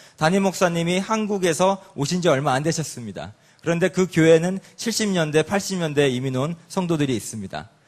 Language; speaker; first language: Korean; early bilingual, other home language; English